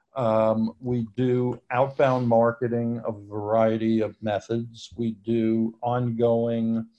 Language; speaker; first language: English; native; English